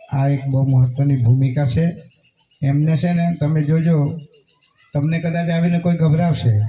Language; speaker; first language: Gujarati; non-native, local second language; Kukna